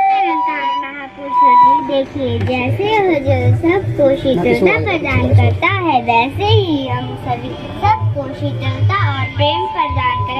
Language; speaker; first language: Hindi; native; Hindi